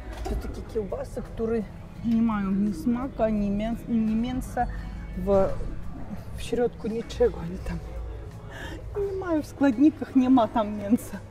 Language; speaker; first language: Polish; non-native, fluent; Russian